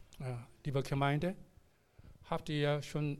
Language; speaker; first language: German; non-native, learner; Korean